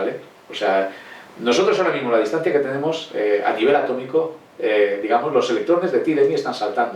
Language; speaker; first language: Spanish; native; Spanish